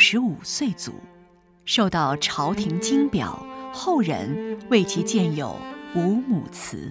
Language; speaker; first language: Chinese; native; Chinese